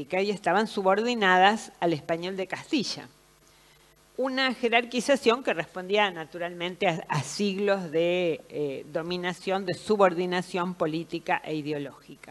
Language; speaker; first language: Spanish; native; Spanish